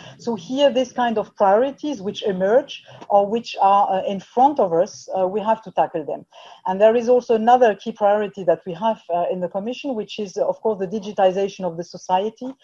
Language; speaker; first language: English; non-native, fluent; French